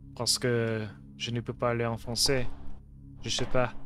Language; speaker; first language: French; non-native, learner; English